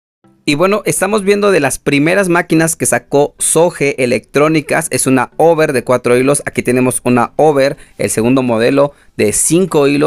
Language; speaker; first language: Spanish; native; Spanish